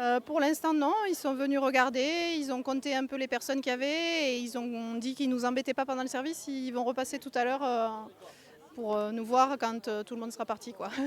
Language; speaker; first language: French; native; French